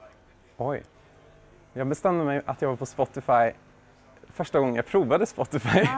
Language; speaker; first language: Swedish; native; Swedish